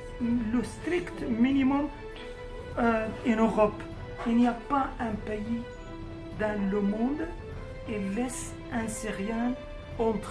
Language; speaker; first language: French; non-native, fluent; Arabic